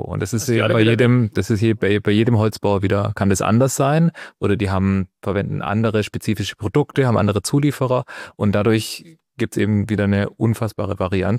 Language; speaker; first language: German; native; German